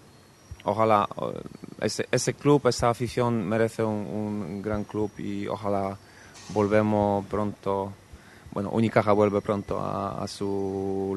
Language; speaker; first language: Spanish; non-native, fluent; Polish